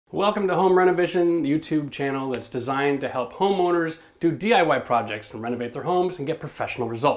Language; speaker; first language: English; native; English